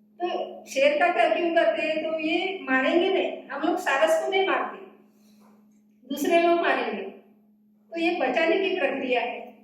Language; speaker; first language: Hindi; non-native, local second language; Gondi